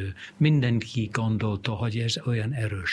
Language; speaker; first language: Hungarian; non-native, fluent; English